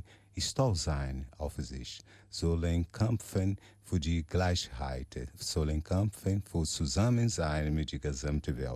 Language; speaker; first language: German; non-native, learner; Portuguese